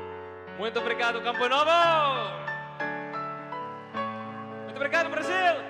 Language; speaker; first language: Portuguese; non-native, learner; Filipino